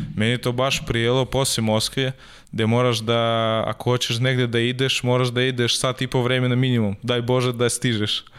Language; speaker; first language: Serbian; non-native, learner; Russian